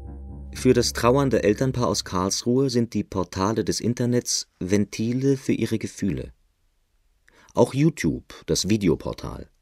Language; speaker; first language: German; native; German